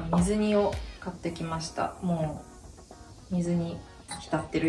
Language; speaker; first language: Japanese; native; Japanese